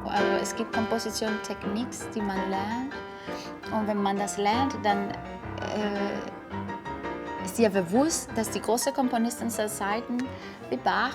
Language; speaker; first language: German; non-native, fluent; Spanish